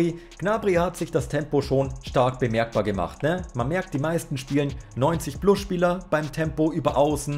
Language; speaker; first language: German; native; German